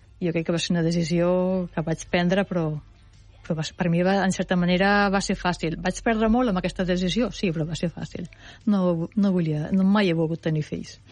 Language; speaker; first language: Catalan; native; Catalan